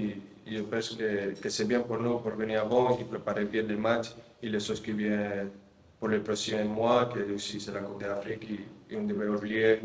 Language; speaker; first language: French; non-native, learner; Spanish